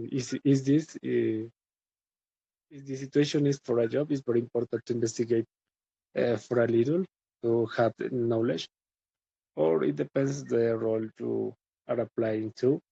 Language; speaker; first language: English; non-native, learner; Spanish